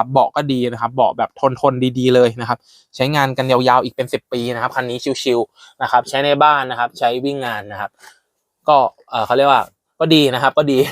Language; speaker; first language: Thai; native; Thai